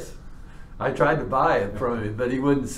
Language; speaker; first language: English; native; English